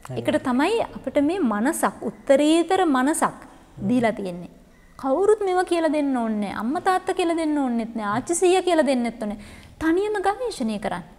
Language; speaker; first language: Sinhala; native; Sinhala